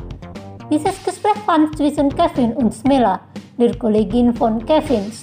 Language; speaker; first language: German; non-native, fluent; Indonesian